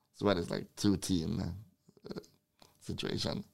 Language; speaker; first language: English; non-native, fluent; Swedish